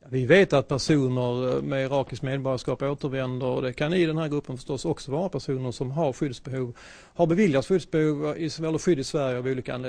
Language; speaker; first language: Swedish; native; Swedish